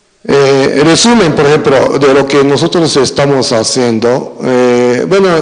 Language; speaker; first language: Spanish; non-native, fluent; Japanese